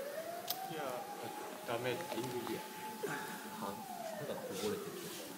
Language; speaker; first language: Japanese; native; Japanese